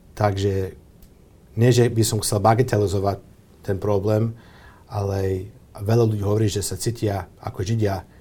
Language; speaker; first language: Slovak; non-native, fluent; English